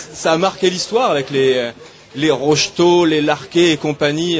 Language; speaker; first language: French; native; French